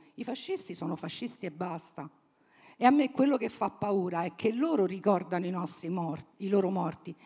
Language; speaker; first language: Italian; native; Italian